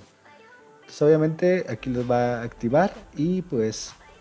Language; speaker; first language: Spanish; native; Spanish